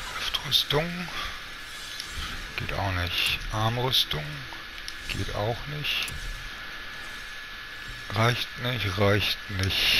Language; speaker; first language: German; native; German